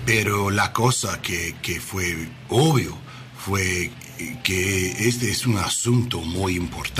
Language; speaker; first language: Spanish; non-native, learner; English